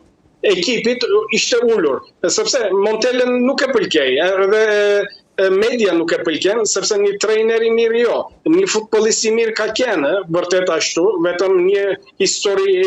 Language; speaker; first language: Albanian; early bilingual, heritage; Albanian